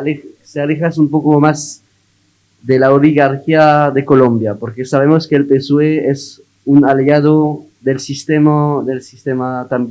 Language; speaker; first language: Spanish; non-native, learner; French